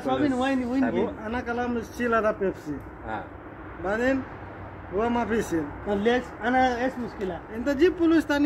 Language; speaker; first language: Arabic; non-native, learner; Nepali